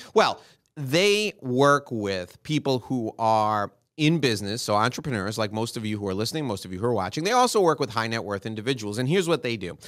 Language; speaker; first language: English; native; English